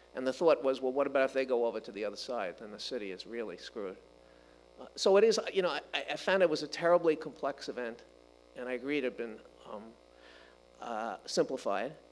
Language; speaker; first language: English; native; English